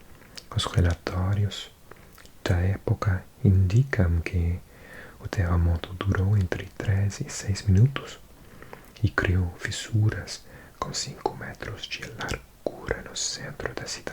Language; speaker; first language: Portuguese; non-native, learner; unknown